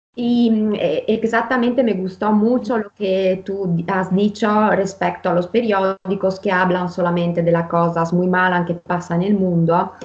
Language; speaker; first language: Spanish; non-native, fluent; Italian